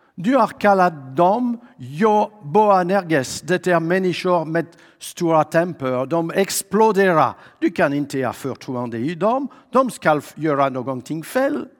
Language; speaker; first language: Swedish; non-native, fluent; French